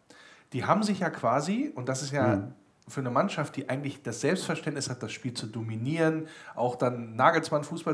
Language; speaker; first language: German; native; German